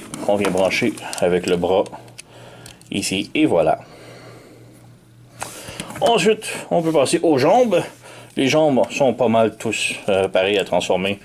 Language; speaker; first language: French; native; French